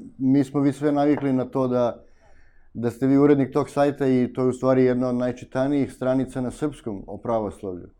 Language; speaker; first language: Serbian; native; Serbian